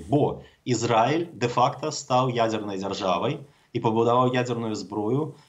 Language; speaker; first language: Belarusian; native; Belarusian